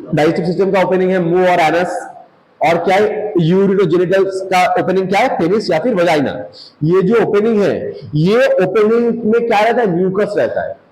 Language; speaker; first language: Hindi; non-native, local second language; Bangla